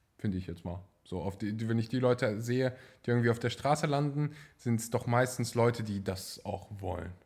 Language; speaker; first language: German; native; German